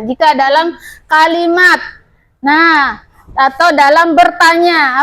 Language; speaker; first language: Indonesian; native; Indonesian